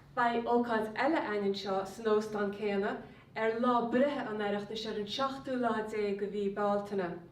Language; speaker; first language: Irish; native; Irish